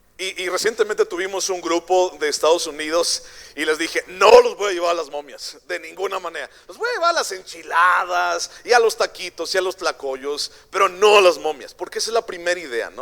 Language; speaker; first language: Spanish; native; Spanish